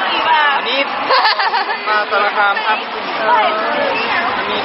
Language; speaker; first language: Thai; non-native, fluent; English